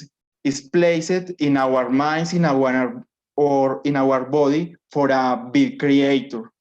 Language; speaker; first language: English; non-native, learner; Spanish